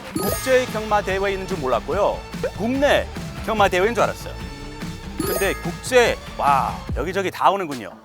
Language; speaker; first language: Korean; non-native, fluent; English